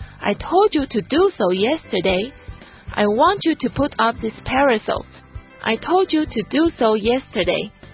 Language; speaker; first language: English; non-native, fluent; Chinese